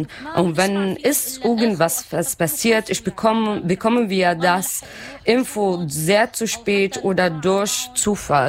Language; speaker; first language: German; non-native, learner; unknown